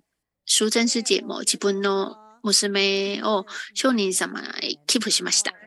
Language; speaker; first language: Japanese; non-native, fluent; Chinese